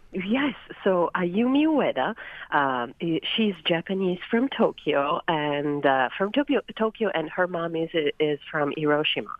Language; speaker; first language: English; non-native, fluent; Italian